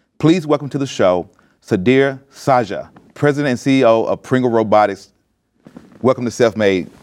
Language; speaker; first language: English; native; English